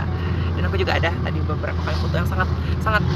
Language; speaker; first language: Indonesian; native; Indonesian